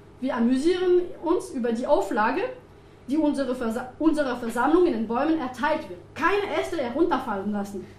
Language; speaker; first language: German; non-native, fluent; French